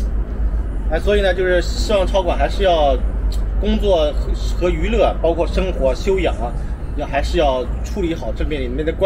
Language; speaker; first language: Chinese; native; Chinese